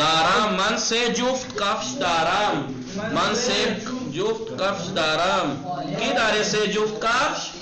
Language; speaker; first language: Persian; non-native, fluent; Urdu